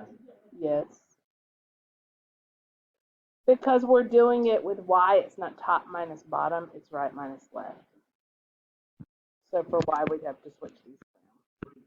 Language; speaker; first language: English; native; English